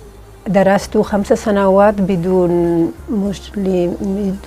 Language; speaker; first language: Arabic; non-native, learner; Spanish